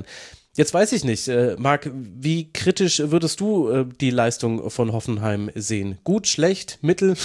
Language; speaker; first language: German; native; German